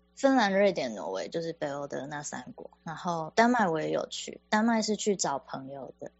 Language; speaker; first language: Chinese; native; Chinese